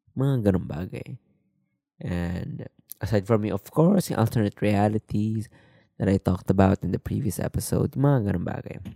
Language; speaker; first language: English; non-native, local second language; Filipino